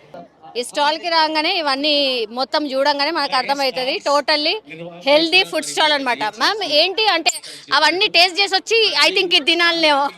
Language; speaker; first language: Telugu; native; Telugu